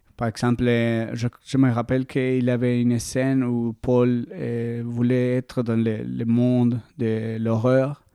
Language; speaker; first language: French; non-native, learner; Spanish